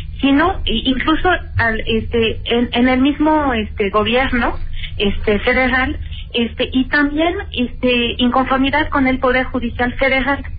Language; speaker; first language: Spanish; native; Spanish